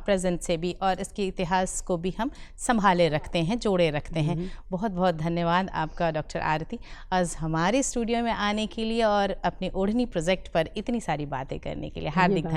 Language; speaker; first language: Hindi; native; Hindi